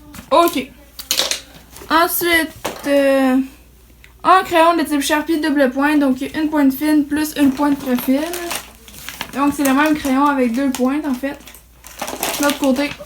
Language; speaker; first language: French; native; French